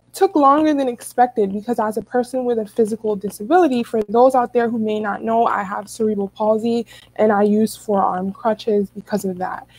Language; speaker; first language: English; native; English